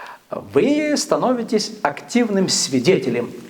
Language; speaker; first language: Russian; native; Russian